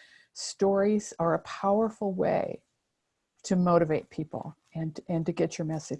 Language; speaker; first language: English; native; English